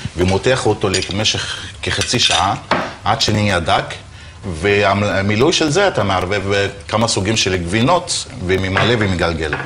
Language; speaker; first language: Hebrew; non-native, local second language; Arabic